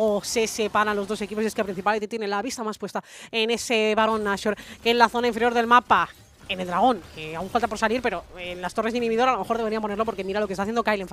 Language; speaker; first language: Spanish; native; Spanish